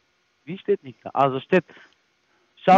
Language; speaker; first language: German; non-native, fluent; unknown